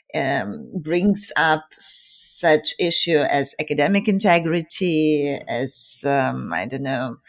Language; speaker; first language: English; non-native, fluent; Ukrainian